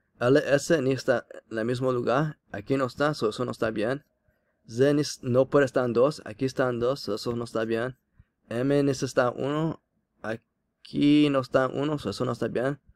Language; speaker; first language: Spanish; non-native, learner; English